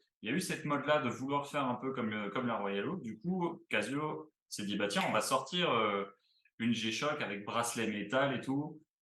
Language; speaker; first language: French; native; French